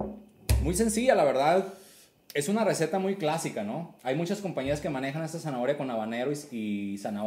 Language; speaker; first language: Spanish; native; Spanish